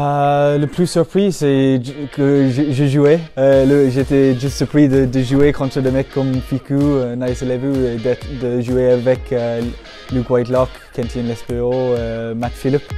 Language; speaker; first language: French; non-native, fluent; English